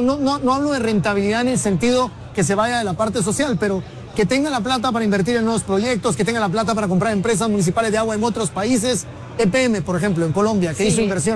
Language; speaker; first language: Spanish; native; Spanish